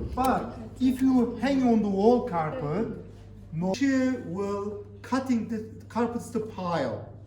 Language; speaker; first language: English; non-native, learner; Turkish